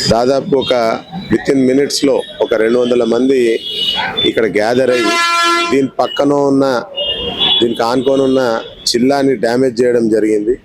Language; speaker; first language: Telugu; native; Telugu